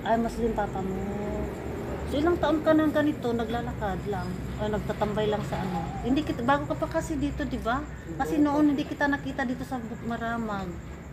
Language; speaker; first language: Filipino; non-native, local second language; Cebuano